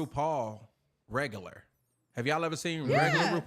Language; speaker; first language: English; native; English